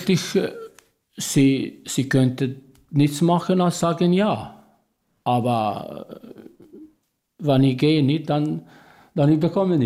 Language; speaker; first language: German; non-native, learner; Albanian